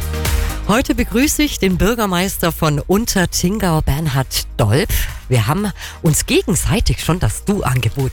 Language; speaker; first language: German; native; German